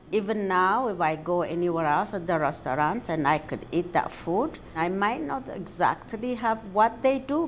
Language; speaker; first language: English; non-native, fluent; Amharic